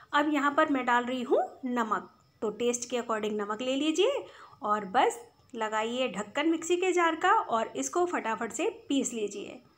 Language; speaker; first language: Hindi; native; Hindi